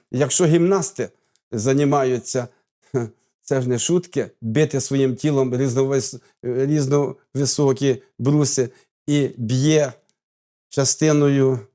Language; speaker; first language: Ukrainian; native; Ukrainian